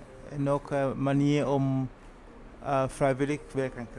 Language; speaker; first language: Dutch; non-native, learner; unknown